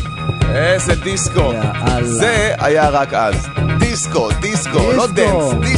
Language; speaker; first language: Hebrew; native; Hebrew